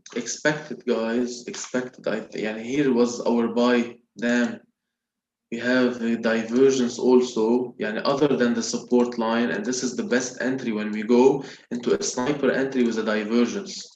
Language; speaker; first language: English; non-native, local second language; Arabic